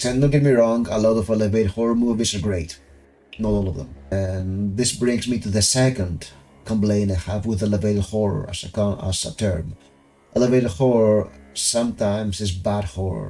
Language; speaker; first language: English; non-native, fluent; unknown